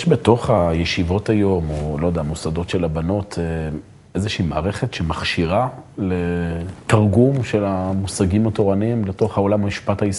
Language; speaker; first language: Hebrew; native; Hebrew